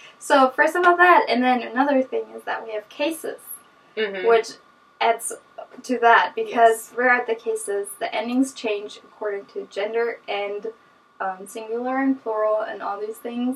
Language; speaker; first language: English; non-native, fluent; German